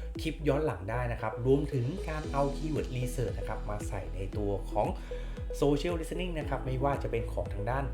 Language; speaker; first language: Thai; native; Thai